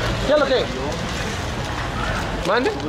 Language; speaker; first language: Spanish; non-native, learner; English